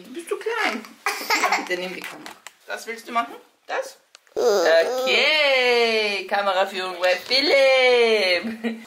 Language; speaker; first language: German; native; German